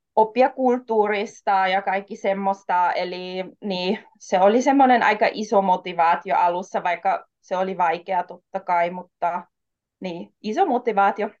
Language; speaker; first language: Finnish; non-native, fluent; German